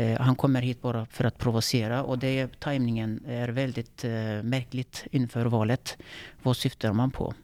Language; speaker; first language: Swedish; non-native, fluent; Turkish